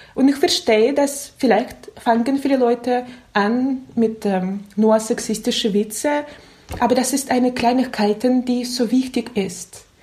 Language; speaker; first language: German; non-native, learner; Russian